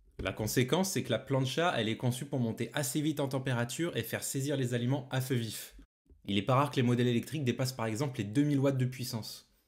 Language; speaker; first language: French; native; French